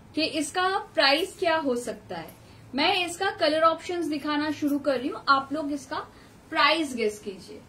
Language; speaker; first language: Hindi; non-native, local second language; Bangla